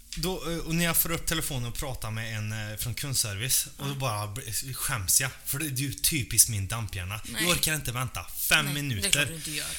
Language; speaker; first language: Swedish; native; Swedish